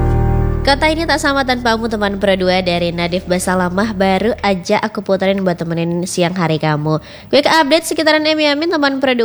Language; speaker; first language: Indonesian; native; Indonesian